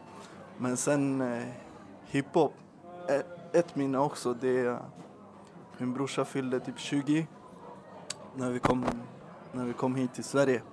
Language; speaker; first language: Swedish; early bilingual, other home language; Spanish